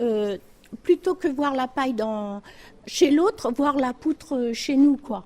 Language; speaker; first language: French; native; French